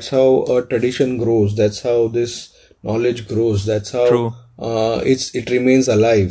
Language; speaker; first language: English; non-native, local second language; Marathi